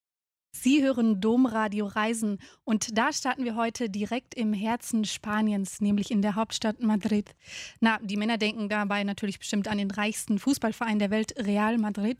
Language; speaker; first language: German; native; German